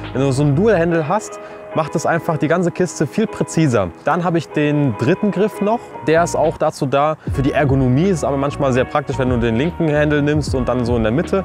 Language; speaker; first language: German; early bilingual, other home language; Russian